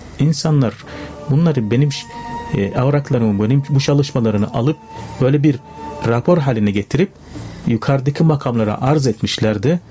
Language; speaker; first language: Turkish; non-native, fluent; Arabic